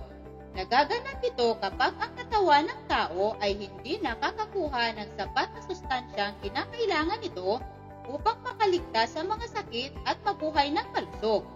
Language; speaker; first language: Filipino; native; Filipino